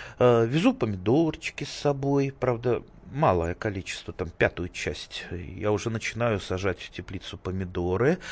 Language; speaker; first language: Russian; native; Russian